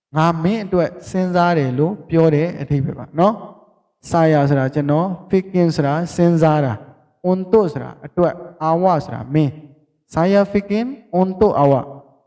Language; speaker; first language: Burmese; native; Burmese